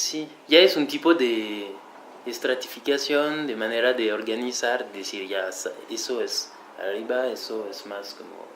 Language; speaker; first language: Spanish; non-native, fluent; French